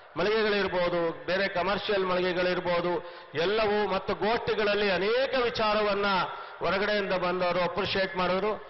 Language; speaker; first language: Kannada; native; Kannada